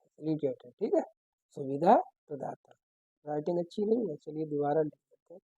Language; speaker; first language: Hindi; native; Hindi